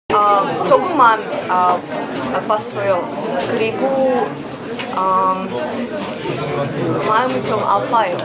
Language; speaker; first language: Korean; non-native, learner; Ukrainian